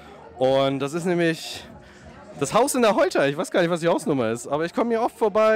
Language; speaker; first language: German; native; German